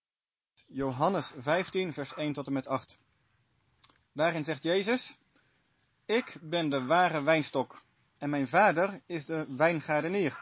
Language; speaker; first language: Dutch; native; Dutch